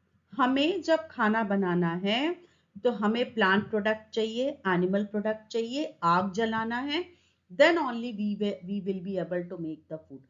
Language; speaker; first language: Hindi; native; Hindi